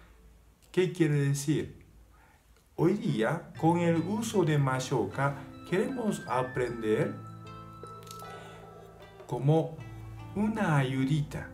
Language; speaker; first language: Spanish; non-native, fluent; Japanese